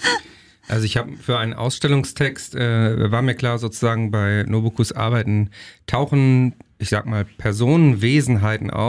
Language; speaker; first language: German; native; German